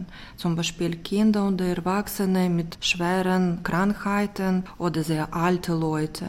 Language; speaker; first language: German; non-native, learner; Ukrainian